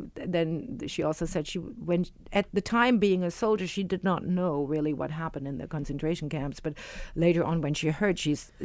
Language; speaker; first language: English; non-native, fluent; German